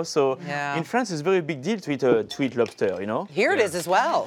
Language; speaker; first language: English; non-native, fluent; French